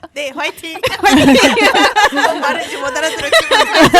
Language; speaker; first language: Korean; non-native, fluent; Russian